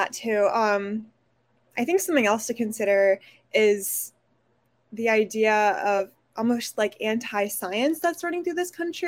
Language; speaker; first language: English; native; English